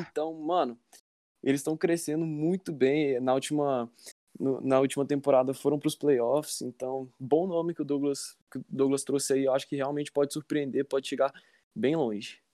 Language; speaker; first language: Portuguese; native; Portuguese